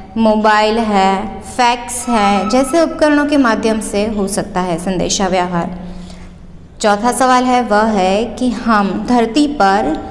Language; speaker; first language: Hindi; non-native, local second language; Gujarati